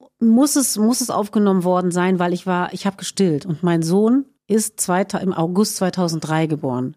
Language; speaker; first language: German; native; German